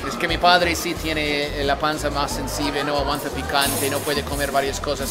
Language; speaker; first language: Spanish; non-native, fluent; English